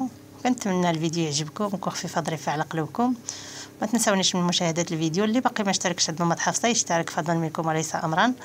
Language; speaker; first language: Arabic; native; Arabic